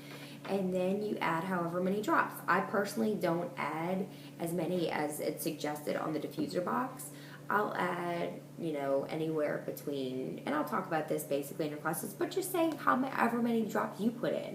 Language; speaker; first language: English; native; English